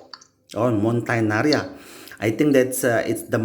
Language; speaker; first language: English; non-native, learner; Indonesian